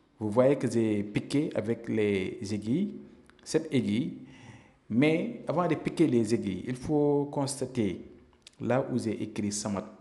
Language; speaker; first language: French; non-native, local second language; Wolof